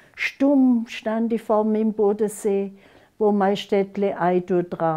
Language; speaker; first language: German; non-native, local second language; Swiss German